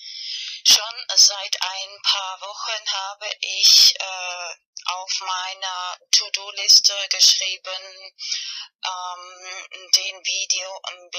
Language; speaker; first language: German; non-native, learner; Spanish